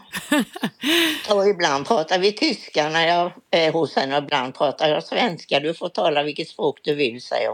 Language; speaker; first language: Swedish; native; Swedish